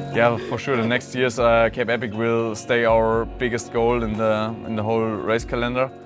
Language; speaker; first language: English; non-native, fluent; German